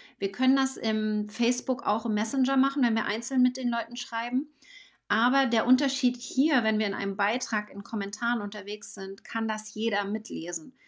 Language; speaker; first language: German; native; German